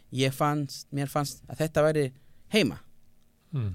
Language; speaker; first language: Icelandic; non-native, fluent; Spanish